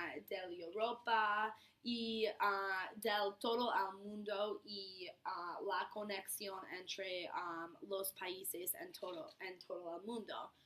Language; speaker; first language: Spanish; non-native, learner; English